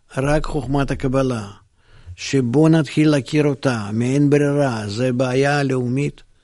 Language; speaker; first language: Hebrew; non-native, fluent; Russian